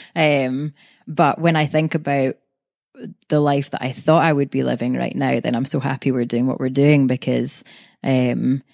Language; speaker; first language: English; native; English